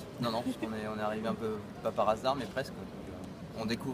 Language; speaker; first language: French; native; French